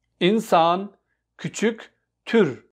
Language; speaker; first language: Turkish; non-native, fluent; Urdu